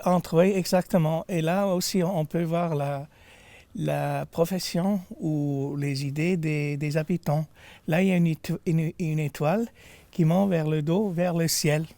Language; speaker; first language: French; non-native, fluent; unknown